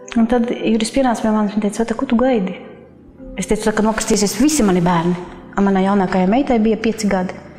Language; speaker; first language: Latvian; non-native, local second language; Russian